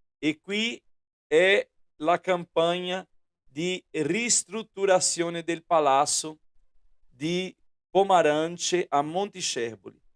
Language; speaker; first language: Italian; non-native, fluent; Portuguese